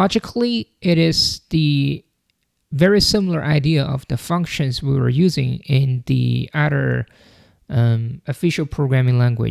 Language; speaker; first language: English; non-native, fluent; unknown